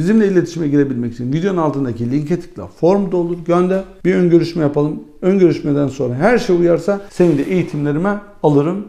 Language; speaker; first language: Turkish; early bilingual, heritage; Turkish